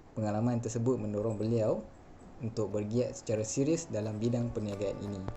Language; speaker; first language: Malay; native; Malay